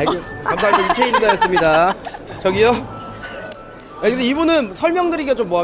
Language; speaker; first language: Korean; native; Korean